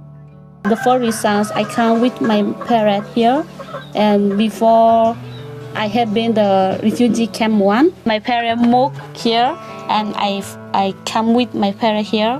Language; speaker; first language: English; non-native, learner; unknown